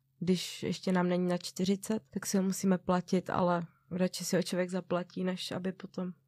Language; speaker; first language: Czech; native; Czech